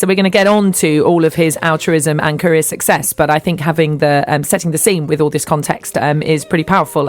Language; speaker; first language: English; native; English